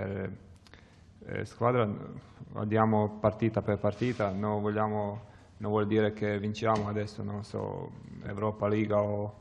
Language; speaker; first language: Italian; non-native, learner; Croatian